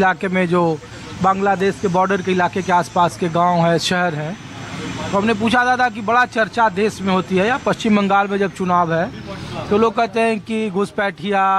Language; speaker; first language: Hindi; native; Hindi